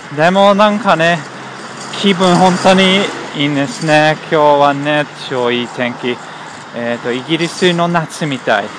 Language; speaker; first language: Japanese; non-native, fluent; English